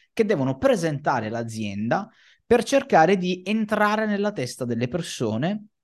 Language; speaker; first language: Italian; native; Italian